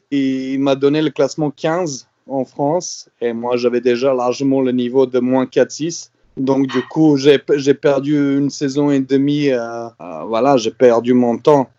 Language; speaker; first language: French; non-native, fluent; Serbian